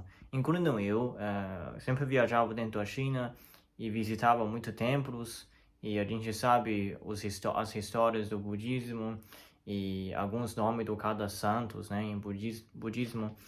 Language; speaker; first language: Portuguese; non-native, learner; Chinese